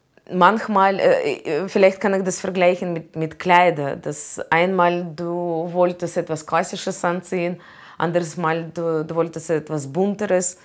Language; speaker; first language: German; non-native, learner; Russian